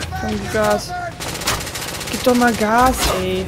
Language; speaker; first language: German; native; German